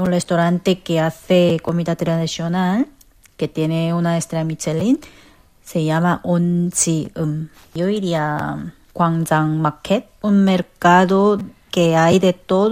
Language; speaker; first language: Spanish; non-native, fluent; Korean